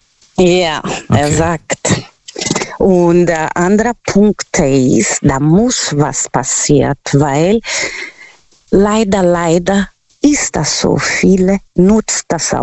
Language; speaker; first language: German; non-native, learner; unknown